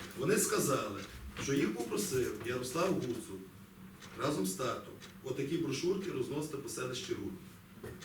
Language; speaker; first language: Ukrainian; native; Ukrainian